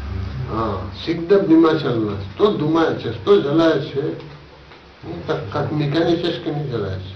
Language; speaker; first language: Russian; non-native, learner; Bangla